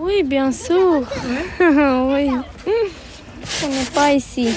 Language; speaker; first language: French; non-native, learner; Romanian